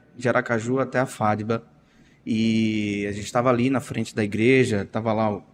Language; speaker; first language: Portuguese; native; Portuguese